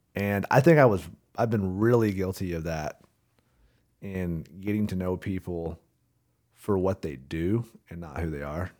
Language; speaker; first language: English; native; English